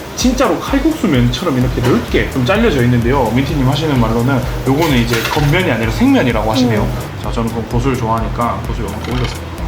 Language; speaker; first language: Korean; native; Korean